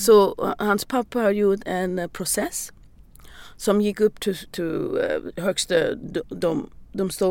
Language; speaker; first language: Swedish; non-native, learner; English